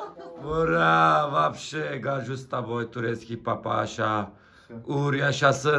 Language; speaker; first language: Russian; non-native, learner; Turkish